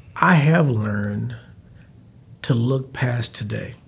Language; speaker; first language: English; native; English